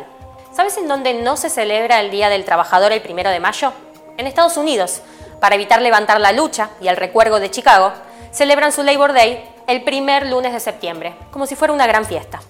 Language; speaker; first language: Spanish; native; Spanish